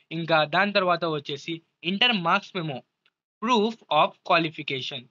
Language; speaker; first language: Telugu; non-native, local second language; Urdu